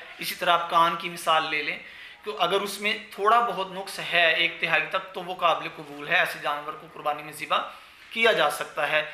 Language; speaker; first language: Urdu; non-native, local second language; Punjabi